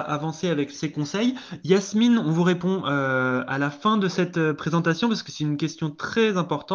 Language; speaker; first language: French; native; French